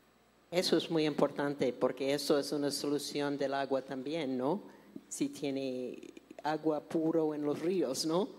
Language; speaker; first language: Spanish; non-native, fluent; English